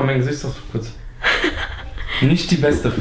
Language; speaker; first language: German; native; German